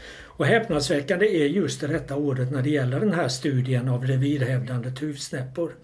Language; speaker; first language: Swedish; native; Swedish